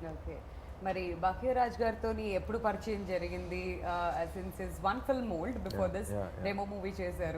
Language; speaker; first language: Telugu; native; Telugu